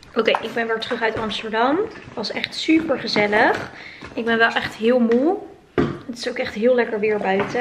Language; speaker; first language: Dutch; native; Dutch